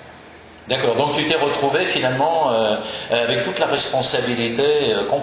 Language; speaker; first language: French; native; French